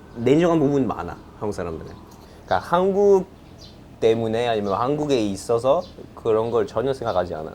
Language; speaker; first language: Korean; non-native, fluent; French